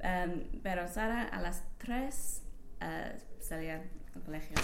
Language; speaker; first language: Spanish; non-native, learner; English